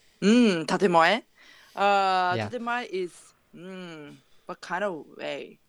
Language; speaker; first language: English; non-native, learner; Japanese